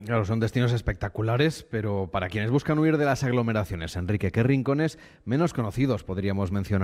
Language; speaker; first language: Spanish; native; Spanish